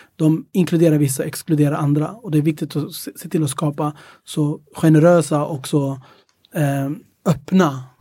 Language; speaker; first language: Swedish; early bilingual, other home language; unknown